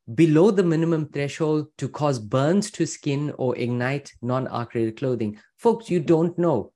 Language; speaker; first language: English; native; English